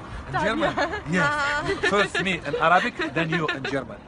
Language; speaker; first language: English; non-native, learner; Arabic